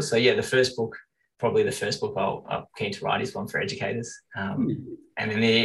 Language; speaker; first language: English; native; English